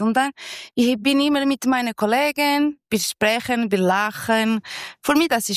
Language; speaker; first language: German; non-native, learner; Portuguese